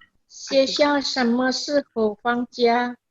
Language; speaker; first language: Chinese; non-native, learner; Indonesian